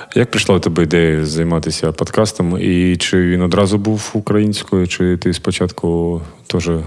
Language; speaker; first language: Ukrainian; non-native, local second language; Russian